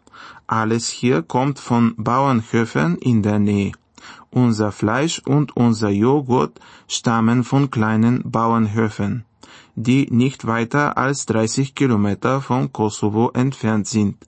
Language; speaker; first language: German; non-native, fluent; Bulgarian